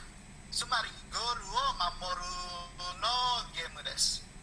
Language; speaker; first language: Japanese; non-native, learner; Indonesian